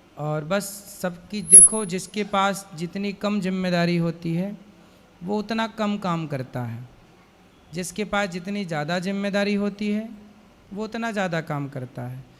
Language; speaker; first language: Hindi; native; Hindi